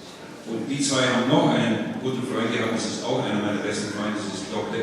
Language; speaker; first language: German; non-native, fluent; English